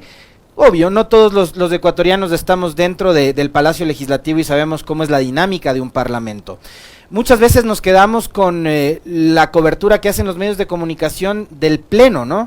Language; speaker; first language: Spanish; native; Spanish